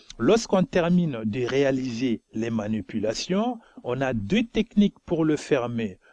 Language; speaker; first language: French; non-native, local second language; Bambara